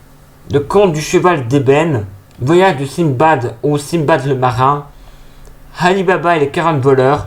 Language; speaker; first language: French; native; French